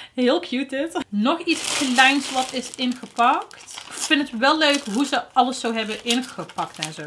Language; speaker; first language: Dutch; early bilingual, other home language; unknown